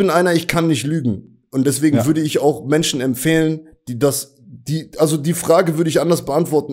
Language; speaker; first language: German; native; German